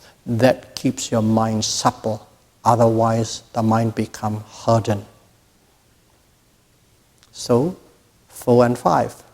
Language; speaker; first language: English; non-native, fluent; Burmese